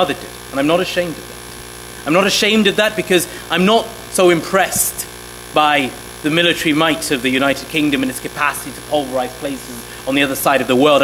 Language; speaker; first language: English; native; English